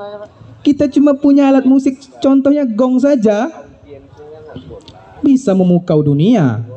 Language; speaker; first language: Indonesian; native; Indonesian